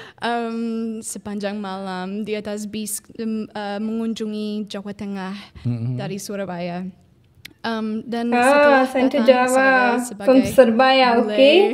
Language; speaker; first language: Indonesian; non-native, fluent; English